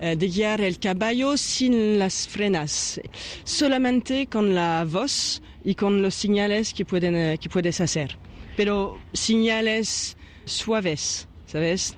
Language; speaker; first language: Spanish; non-native, learner; French